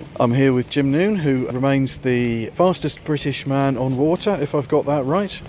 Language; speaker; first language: English; native; English